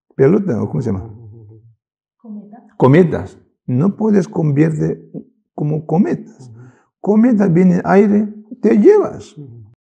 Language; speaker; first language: Spanish; non-native, learner; Tibetan